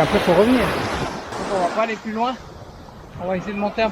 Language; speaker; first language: French; native; French